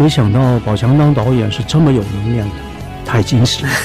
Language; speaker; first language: Chinese; native; Chinese